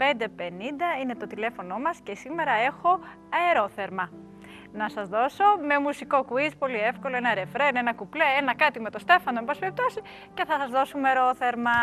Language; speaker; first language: Greek; native; Greek